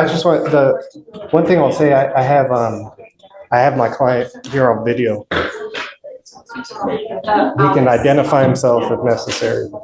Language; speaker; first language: English; native; English